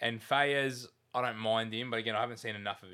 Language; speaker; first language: English; native; English